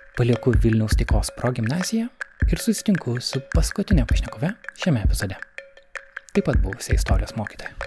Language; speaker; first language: Lithuanian; native; Lithuanian